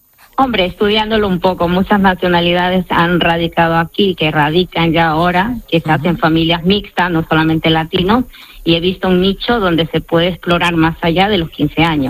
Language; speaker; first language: Spanish; native; Spanish